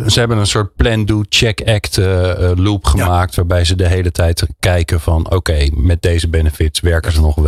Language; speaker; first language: Dutch; native; Dutch